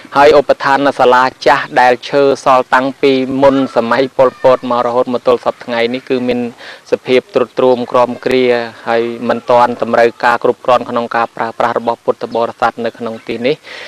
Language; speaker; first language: Khmer; native; Khmer